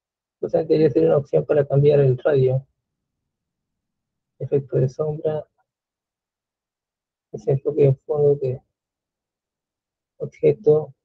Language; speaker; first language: Spanish; native; Spanish